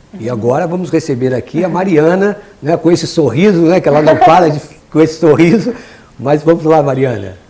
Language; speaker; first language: Portuguese; native; Portuguese